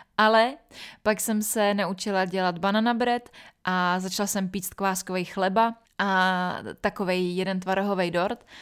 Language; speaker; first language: Czech; native; Czech